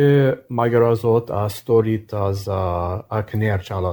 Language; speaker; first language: Hungarian; early bilingual, heritage; English